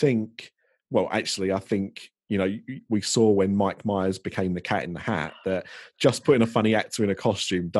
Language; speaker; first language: English; native; English